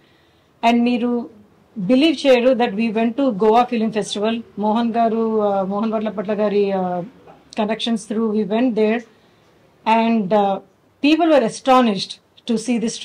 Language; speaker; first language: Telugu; early bilingual, heritage; Telugu